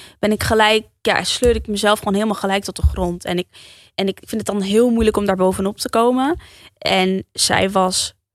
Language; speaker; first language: Dutch; early bilingual, heritage; Dutch